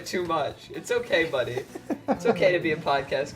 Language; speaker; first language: English; native; English